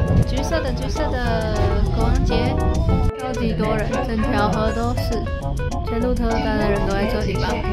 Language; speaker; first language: Chinese; native; Chinese